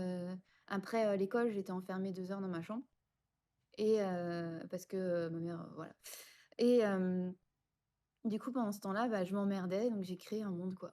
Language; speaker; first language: French; native; French